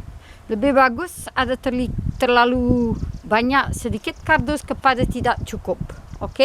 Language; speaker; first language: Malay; non-native, fluent; Dutch